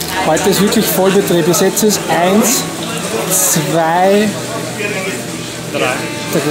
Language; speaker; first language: German; native; German